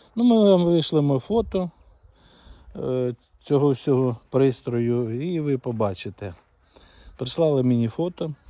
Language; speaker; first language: Ukrainian; native; Ukrainian